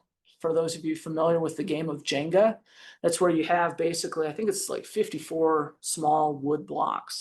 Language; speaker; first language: English; native; English